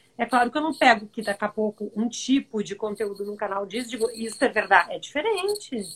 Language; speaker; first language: Portuguese; native; Portuguese